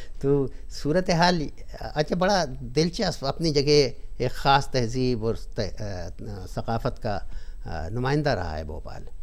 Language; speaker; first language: Urdu; native; Urdu